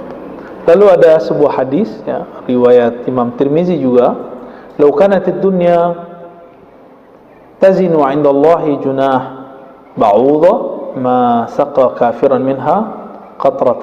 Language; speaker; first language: Indonesian; native; Indonesian